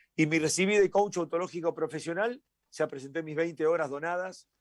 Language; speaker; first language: Spanish; native; Spanish